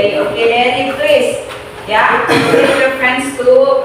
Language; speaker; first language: English; non-native, learner; Indonesian